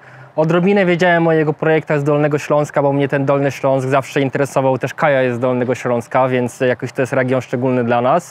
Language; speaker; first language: Polish; native; Polish